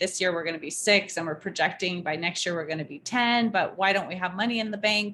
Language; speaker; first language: English; native; English